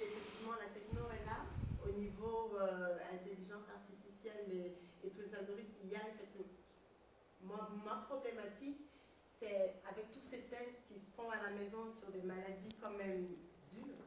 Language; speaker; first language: French; native; French